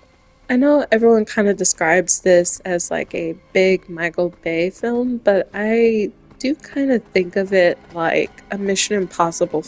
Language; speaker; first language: English; native; English